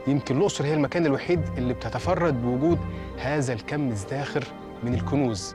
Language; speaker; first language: Arabic; native; Arabic